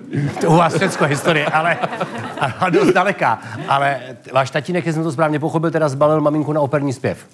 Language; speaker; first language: Czech; native; Czech